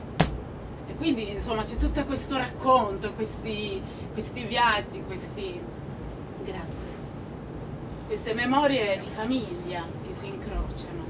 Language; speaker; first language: Italian; non-native, fluent; Spanish